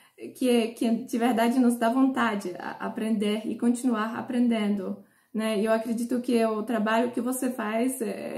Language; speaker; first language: Portuguese; non-native, fluent; Polish